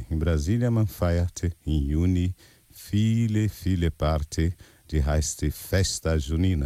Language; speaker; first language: German; non-native, learner; Portuguese